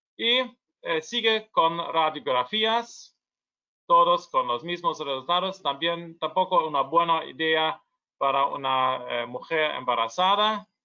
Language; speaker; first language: Spanish; non-native, learner; German